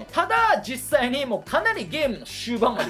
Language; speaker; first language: Japanese; native; Japanese